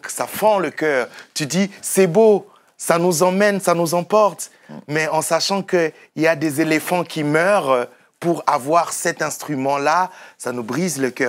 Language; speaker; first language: French; native; French